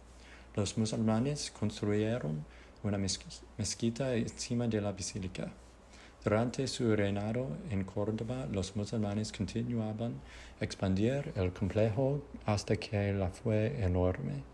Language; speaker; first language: Spanish; non-native, learner; English